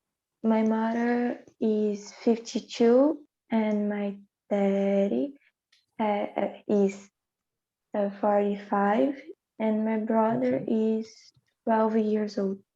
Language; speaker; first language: English; non-native, learner; Portuguese